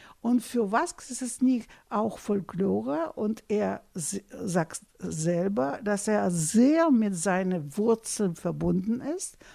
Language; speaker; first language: German; non-native, fluent; Russian